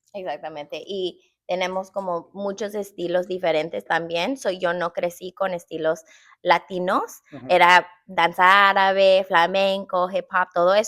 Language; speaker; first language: Spanish; early bilingual, heritage; English